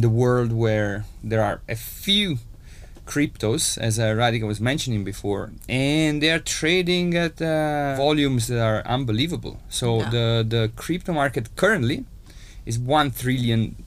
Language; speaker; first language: English; non-native, fluent; Italian